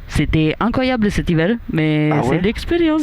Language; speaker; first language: French; non-native, learner; Italian